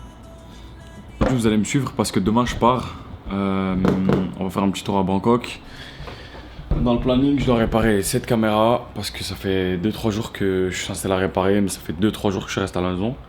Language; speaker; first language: French; native; French